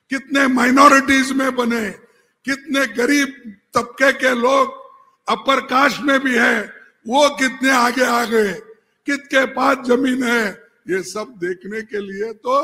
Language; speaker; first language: Hindi; non-native, local second language; Kannada